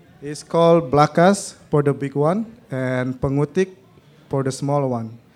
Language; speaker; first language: English; non-native, learner; Indonesian